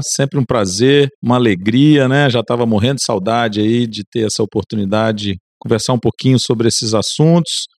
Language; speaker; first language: Portuguese; native; Portuguese